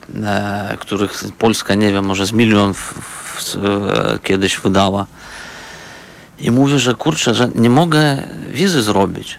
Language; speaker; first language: Polish; non-native, fluent; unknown